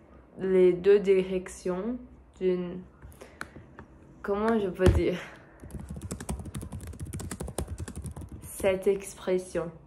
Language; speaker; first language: French; non-native, learner; Portuguese